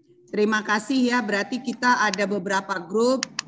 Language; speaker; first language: Indonesian; native; Indonesian